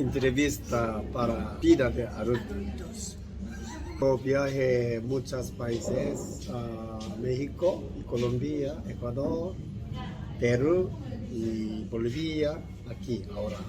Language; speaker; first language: Spanish; non-native, learner; Korean